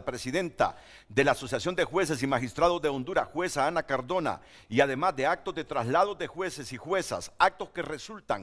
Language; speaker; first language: Spanish; native; Spanish